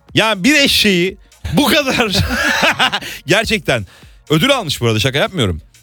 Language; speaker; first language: Turkish; native; Turkish